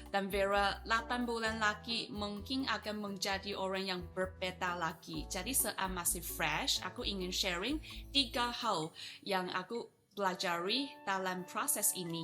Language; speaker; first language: Indonesian; non-native, fluent; Chinese